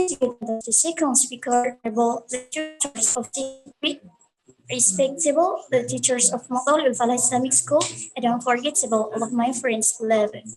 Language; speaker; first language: English; non-native, learner; Indonesian